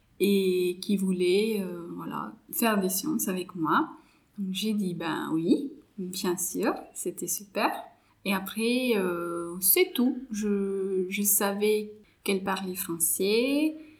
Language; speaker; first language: French; non-native, fluent; Marathi